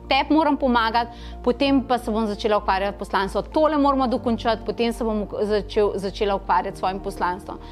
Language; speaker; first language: Slovenian; non-native, local second language; Croatian